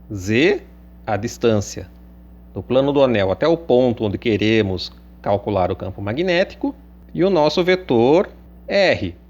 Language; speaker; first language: Portuguese; native; Portuguese